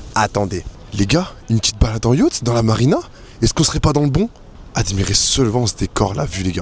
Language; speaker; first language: French; native; French